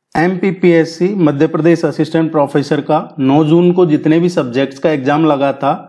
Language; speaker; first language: Hindi; native; Hindi